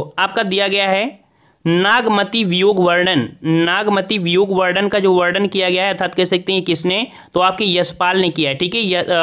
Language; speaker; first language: Hindi; native; Hindi